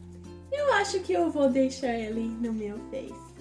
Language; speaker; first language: Portuguese; non-native, fluent; English